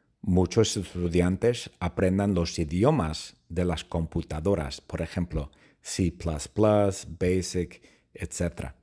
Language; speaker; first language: Spanish; non-native, fluent; English